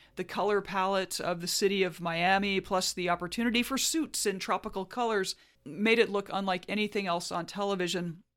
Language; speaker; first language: English; native; English